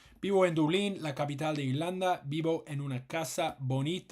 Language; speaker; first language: Spanish; non-native, fluent; English